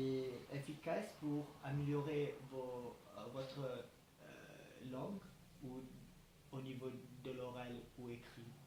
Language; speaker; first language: French; non-native, learner; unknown